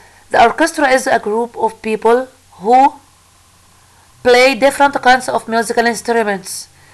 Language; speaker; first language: English; non-native, fluent; Arabic